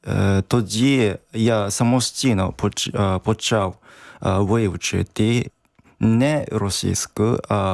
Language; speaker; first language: Ukrainian; non-native, fluent; Japanese